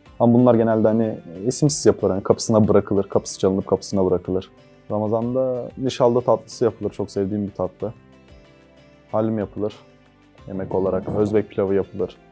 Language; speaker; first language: Turkish; early bilingual, other home language; Uzbek